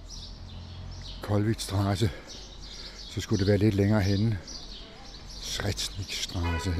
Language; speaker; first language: Danish; native; Danish